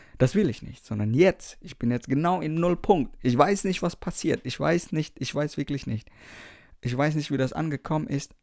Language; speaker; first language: German; non-native, fluent; Indonesian